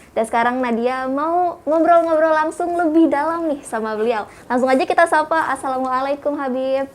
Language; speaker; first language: Indonesian; native; Indonesian